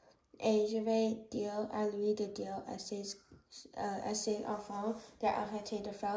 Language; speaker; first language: French; non-native, learner; English